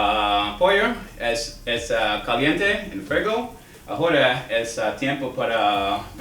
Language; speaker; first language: Spanish; non-native, learner; English